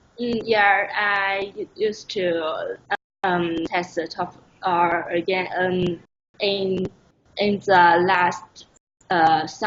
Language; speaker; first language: English; non-native, learner; Chinese